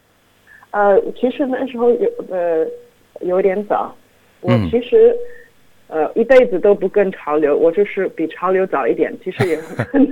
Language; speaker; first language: Chinese; non-native, fluent; English